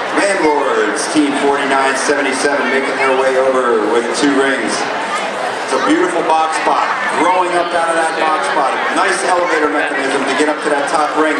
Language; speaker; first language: English; native; English